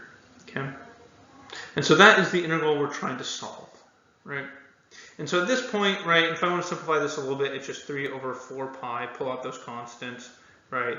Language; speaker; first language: English; native; English